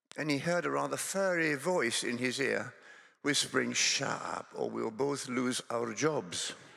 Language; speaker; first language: English; native; English